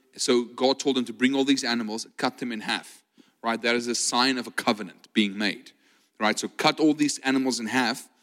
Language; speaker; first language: English; non-native, local second language; Afrikaans